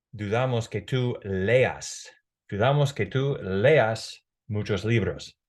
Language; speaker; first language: Spanish; non-native, fluent; English